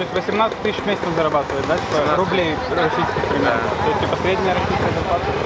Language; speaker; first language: Russian; native; Russian